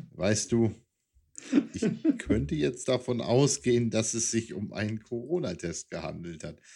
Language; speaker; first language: German; native; German